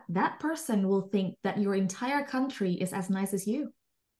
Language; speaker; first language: English; non-native, fluent; Indonesian